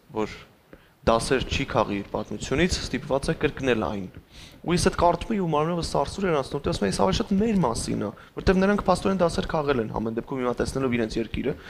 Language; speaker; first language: Armenian; native; Armenian